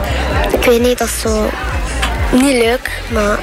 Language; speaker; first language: Dutch; early bilingual, other home language; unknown